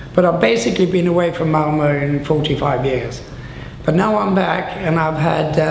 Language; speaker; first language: English; non-native, fluent; Swedish